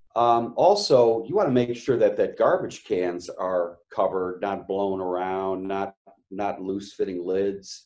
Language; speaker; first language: English; native; English